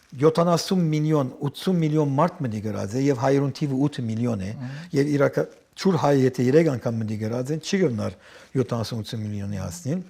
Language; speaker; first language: Armenian; early bilingual, heritage; Armenian